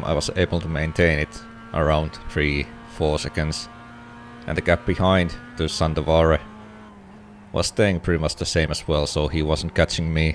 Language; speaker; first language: English; non-native, fluent; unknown